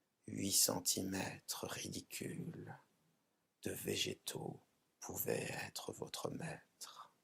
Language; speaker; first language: French; native; French